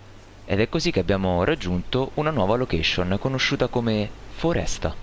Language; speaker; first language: Italian; native; Italian